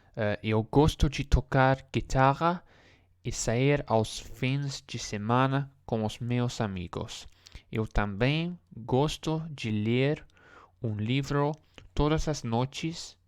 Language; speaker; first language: Portuguese; non-native, learner; English